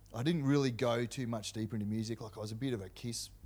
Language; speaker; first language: English; native; English